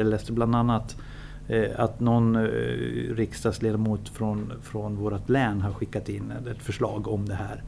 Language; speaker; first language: Swedish; native; Swedish